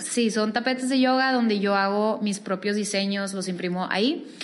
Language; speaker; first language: Spanish; native; Spanish